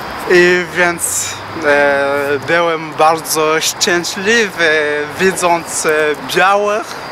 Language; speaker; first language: Polish; non-native, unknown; Rundi